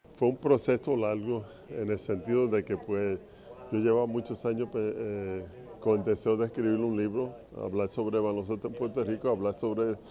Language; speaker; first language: Spanish; early bilingual, heritage; Spanish